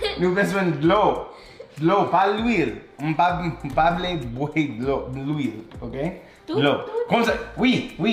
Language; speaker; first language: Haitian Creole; non-native, learner; English